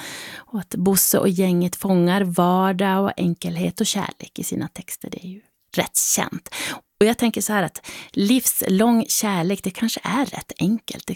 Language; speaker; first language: Swedish; native; Swedish